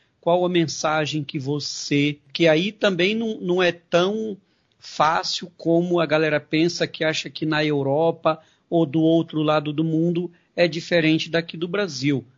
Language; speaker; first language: Portuguese; native; Portuguese